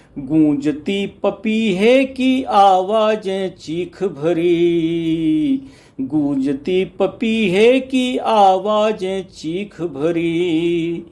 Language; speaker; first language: Hindi; native; Hindi